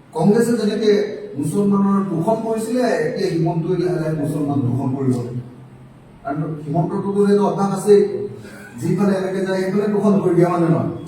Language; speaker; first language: Assamese; native; Assamese